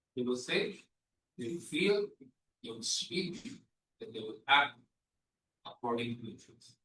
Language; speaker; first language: English; non-native, local second language; Filipino